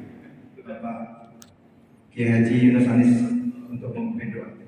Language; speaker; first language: Indonesian; native; Indonesian